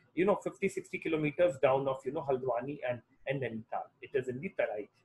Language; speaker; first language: English; non-native, local second language; Hindi